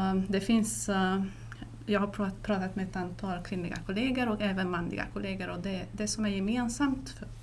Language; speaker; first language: Swedish; non-native, fluent; Romanian